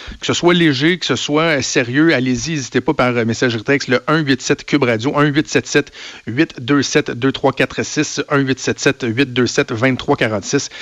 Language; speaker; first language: French; native; French